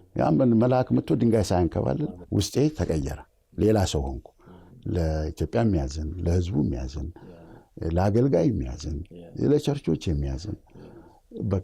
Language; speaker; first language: Amharic; native; Amharic